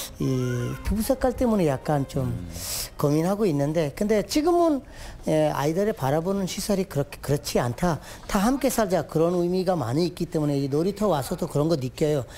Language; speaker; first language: Korean; non-native, fluent; Bangla